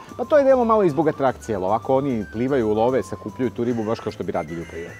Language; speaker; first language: Serbian; native; Serbian